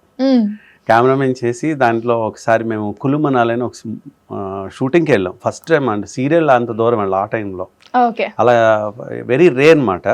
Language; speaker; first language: Telugu; native; Telugu